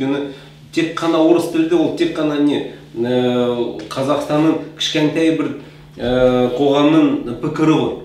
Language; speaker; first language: Kazakh; non-native, local second language; Russian